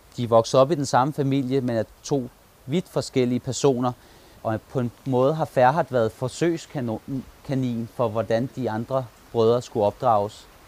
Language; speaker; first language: Danish; early bilingual, other home language; Turkish